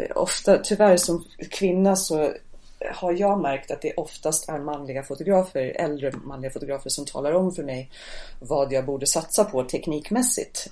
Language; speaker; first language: Swedish; non-native, fluent; English